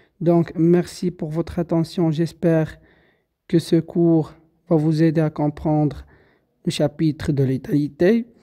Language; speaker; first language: French; non-native, local second language; Arabic